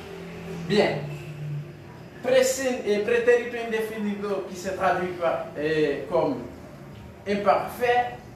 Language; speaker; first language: French; non-native, local second language; Haitian Creole